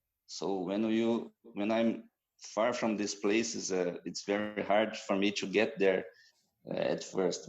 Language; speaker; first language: English; non-native, fluent; Portuguese